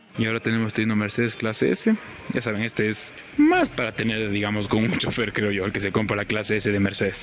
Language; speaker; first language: Spanish; native; Spanish